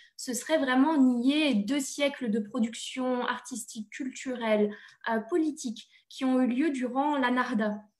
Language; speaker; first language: French; native; French